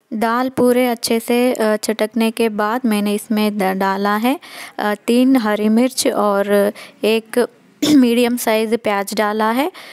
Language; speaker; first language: Hindi; non-native, local second language; Telugu